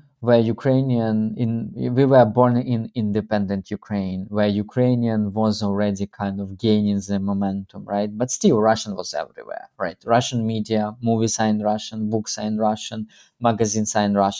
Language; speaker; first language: English; non-native, fluent; Russian